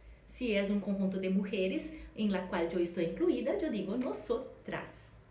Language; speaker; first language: Spanish; non-native, fluent; Portuguese